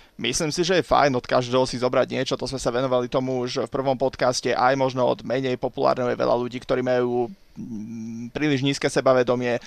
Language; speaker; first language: Slovak; native; Slovak